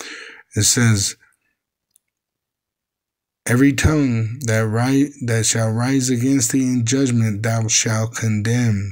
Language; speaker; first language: English; native; English